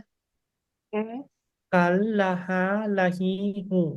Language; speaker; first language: Hindi; non-native, learner; Thai